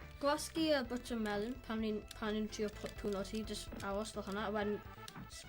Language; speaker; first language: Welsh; non-native, local second language; English